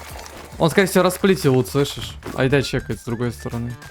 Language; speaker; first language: Russian; native; Russian